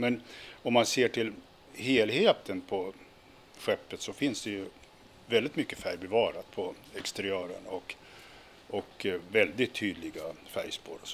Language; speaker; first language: Swedish; native; Swedish